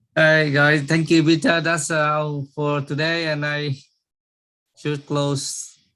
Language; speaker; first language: English; non-native, learner; Vietnamese